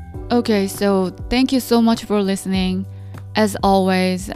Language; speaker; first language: English; non-native, fluent; Korean